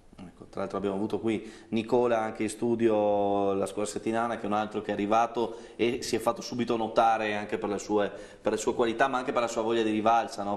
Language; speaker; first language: Italian; native; Italian